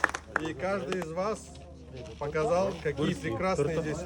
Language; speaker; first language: Russian; non-native, local second language; Kyrgyz